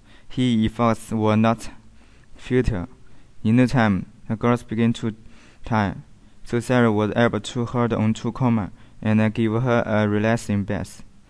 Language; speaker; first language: English; non-native, learner; Chinese